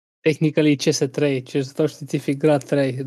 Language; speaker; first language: Romanian; native; Romanian